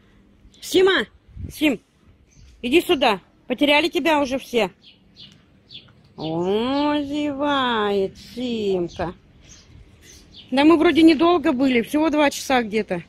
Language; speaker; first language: Russian; native; Russian